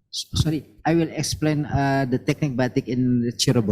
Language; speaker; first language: English; non-native, learner; Indonesian